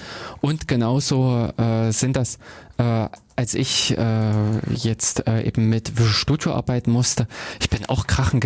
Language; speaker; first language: German; native; German